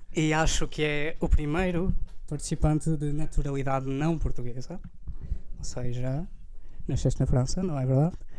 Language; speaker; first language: Portuguese; native; Portuguese